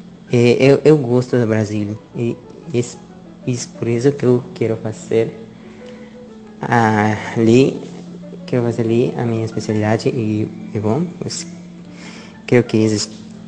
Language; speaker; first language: Portuguese; non-native, learner; Spanish